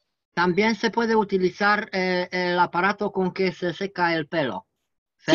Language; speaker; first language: Spanish; non-native, learner; French